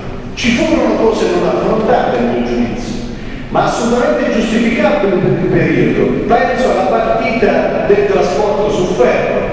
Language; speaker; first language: Italian; native; Italian